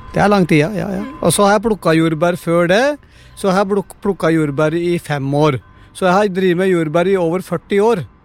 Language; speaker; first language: Norwegian; non-native, fluent; Punjabi